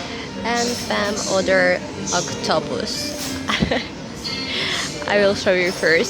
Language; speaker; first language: English; non-native, learner; Russian